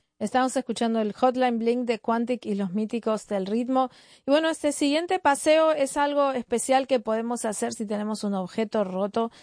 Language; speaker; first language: Spanish; native; Spanish